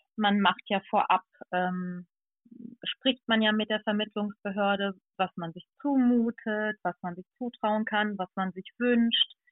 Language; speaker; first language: German; native; German